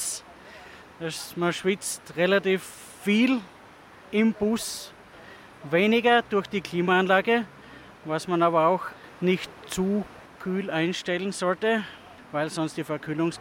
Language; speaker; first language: German; native; German